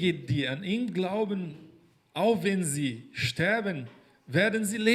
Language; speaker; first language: German; non-native, fluent; Portuguese